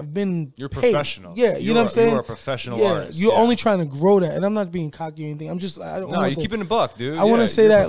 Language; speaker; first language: English; native; English